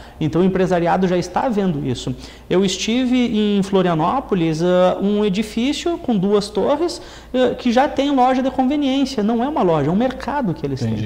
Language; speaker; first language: Portuguese; native; Portuguese